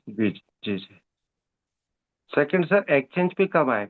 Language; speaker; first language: Hindi; native; Hindi